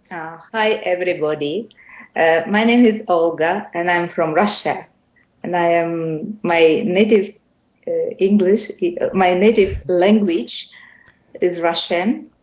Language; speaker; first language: English; non-native, learner; Russian